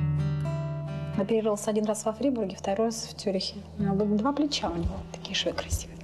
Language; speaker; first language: Russian; native; Russian